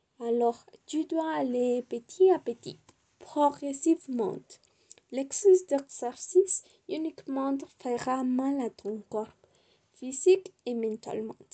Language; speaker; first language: French; non-native, learner; Spanish